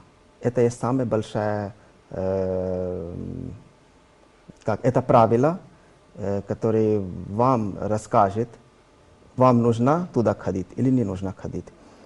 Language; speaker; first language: Russian; non-native, learner; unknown